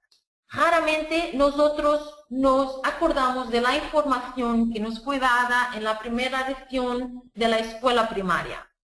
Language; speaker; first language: Spanish; non-native, fluent; Portuguese